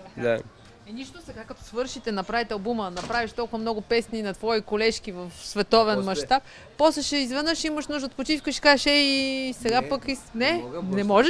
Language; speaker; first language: Bulgarian; native; Bulgarian